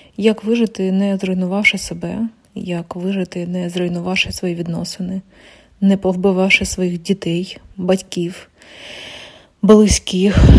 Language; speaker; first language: Ukrainian; non-native, local second language; Russian